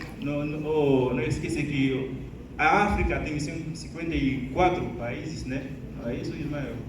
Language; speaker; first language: Portuguese; non-native, fluent; Haitian Creole